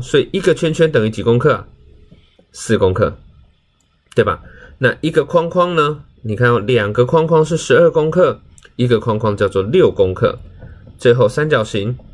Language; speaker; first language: Chinese; native; Chinese